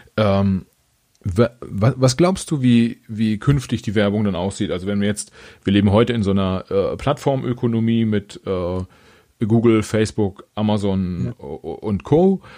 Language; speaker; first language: German; native; German